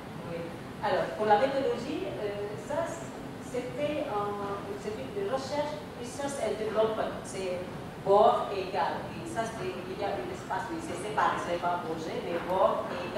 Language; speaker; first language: French; non-native, fluent; Indonesian